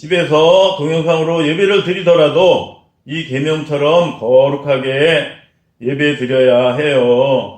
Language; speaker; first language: Korean; native; Korean